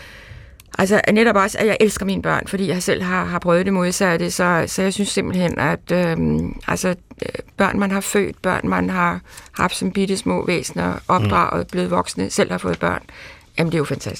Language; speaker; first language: Danish; native; Danish